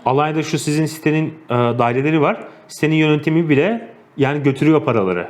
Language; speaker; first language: Turkish; native; Turkish